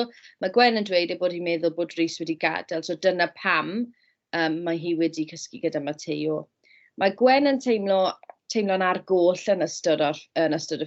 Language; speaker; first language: Welsh; non-native, fluent; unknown